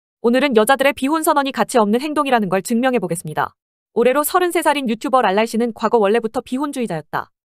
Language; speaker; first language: Korean; native; Korean